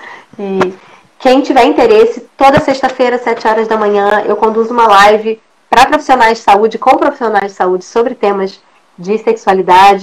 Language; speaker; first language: Portuguese; native; Portuguese